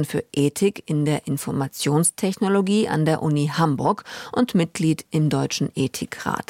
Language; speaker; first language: German; native; German